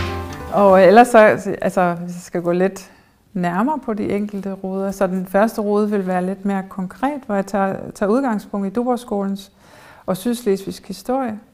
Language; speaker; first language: Danish; early bilingual, heritage; German